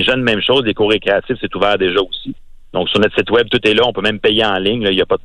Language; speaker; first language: French; native; French